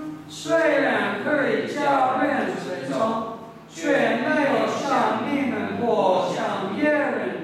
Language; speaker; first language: Chinese; non-native, learner; English